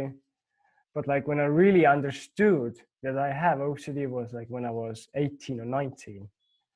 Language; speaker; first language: English; non-native, fluent; Estonian